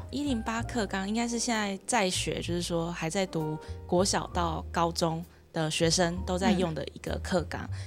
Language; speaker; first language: Chinese; early bilingual, other home language; Vietnamese